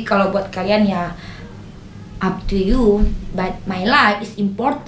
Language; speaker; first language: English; non-native, learner; Indonesian